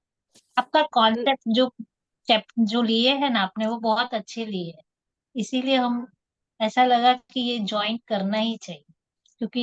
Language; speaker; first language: Hindi; non-native, local second language; Gujarati